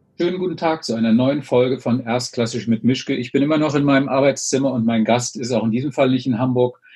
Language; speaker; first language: German; native; German